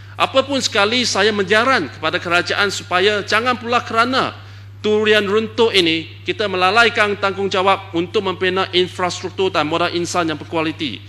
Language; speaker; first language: Malay; non-native, local second language; Chinese